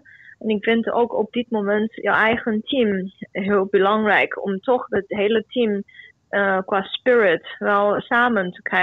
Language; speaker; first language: Dutch; non-native, fluent; Chinese